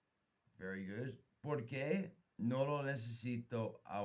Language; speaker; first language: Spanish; non-native, fluent; English